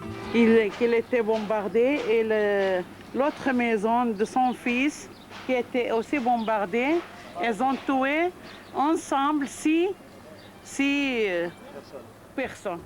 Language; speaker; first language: French; non-native, fluent; Arabic